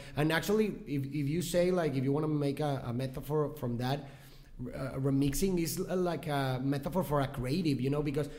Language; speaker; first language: English; non-native, fluent; Spanish